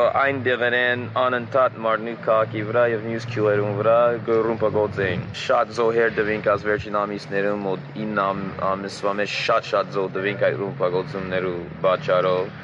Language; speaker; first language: Armenian; non-native, fluent; English